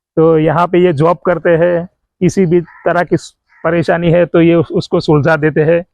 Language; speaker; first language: Hindi; non-native, local second language; Gujarati